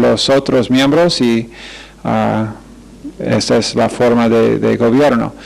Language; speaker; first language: Spanish; non-native, fluent; English